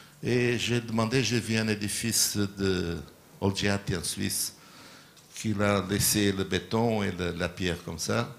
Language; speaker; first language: French; non-native, learner; Portuguese